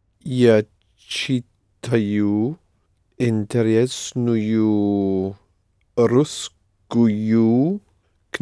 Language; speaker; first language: Russian; non-native, learner; English